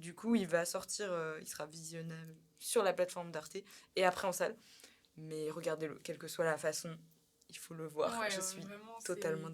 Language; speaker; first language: French; native; French